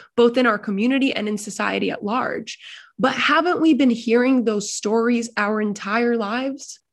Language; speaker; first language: English; native; English